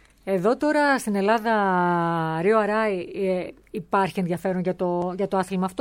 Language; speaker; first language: Greek; native; Greek